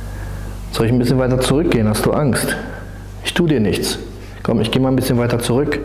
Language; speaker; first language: German; native; German